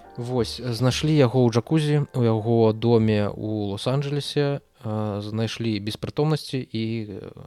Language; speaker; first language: Belarusian; native; Belarusian